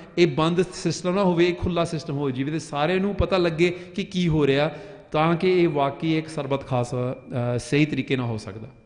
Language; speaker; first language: Punjabi; early bilingual, heritage; Punjabi